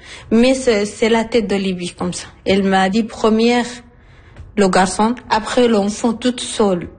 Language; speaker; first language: French; non-native, learner; Arabic